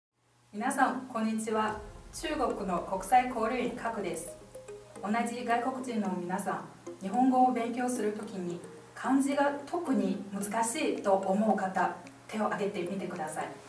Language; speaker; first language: Japanese; non-native, fluent; Chinese